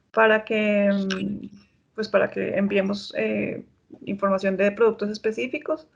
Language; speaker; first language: Spanish; native; Spanish